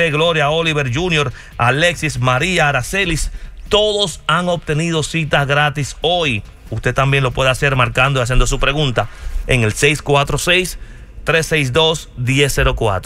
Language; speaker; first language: Spanish; native; Spanish